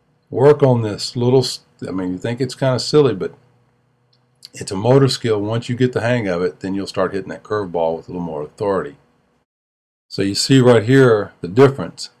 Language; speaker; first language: English; native; English